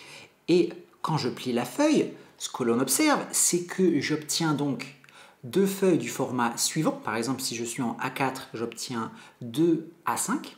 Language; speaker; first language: French; native; French